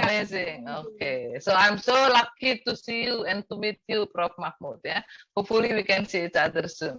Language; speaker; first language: English; non-native, fluent; Indonesian